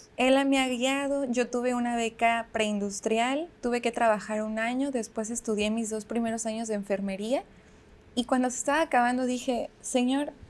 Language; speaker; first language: Spanish; native; Spanish